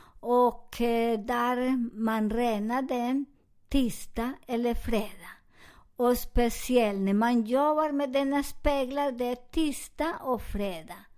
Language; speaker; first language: Swedish; non-native, learner; Spanish